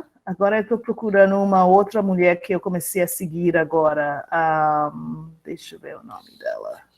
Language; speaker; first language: Portuguese; non-native, fluent; English